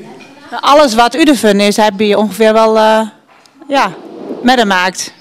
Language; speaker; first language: Dutch; native; Dutch